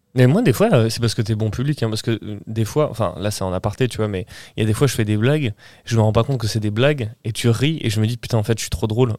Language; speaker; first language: French; early bilingual, other home language; Portuguese